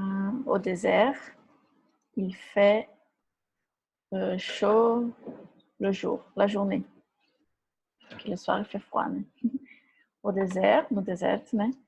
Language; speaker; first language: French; non-native, fluent; Portuguese